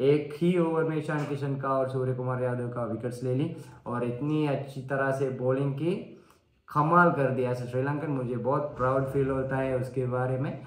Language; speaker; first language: Hindi; non-native, learner; Sinhala